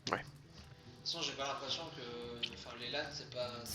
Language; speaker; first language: French; native; French